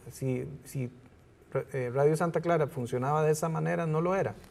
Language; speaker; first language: Spanish; native; Spanish